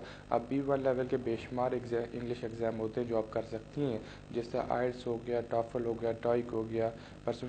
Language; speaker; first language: Urdu; native; Urdu